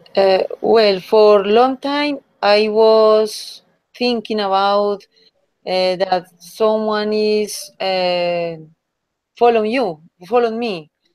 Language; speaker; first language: English; non-native, learner; Spanish